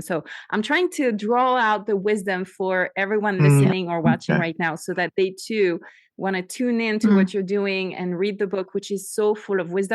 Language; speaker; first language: English; non-native, fluent; French